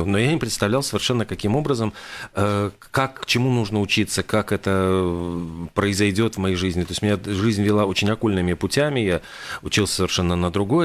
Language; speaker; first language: Russian; native; Russian